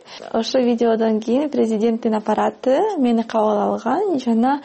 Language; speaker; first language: Kyrgyz; non-native, fluent; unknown